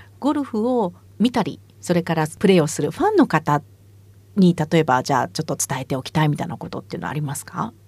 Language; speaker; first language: Japanese; native; Japanese